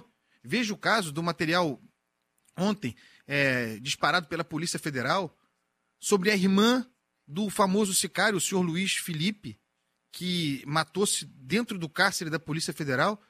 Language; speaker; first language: Portuguese; native; Portuguese